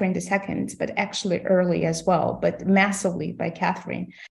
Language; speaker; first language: English; non-native, fluent; Russian